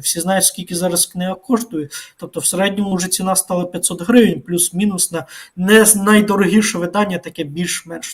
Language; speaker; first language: Ukrainian; native; Ukrainian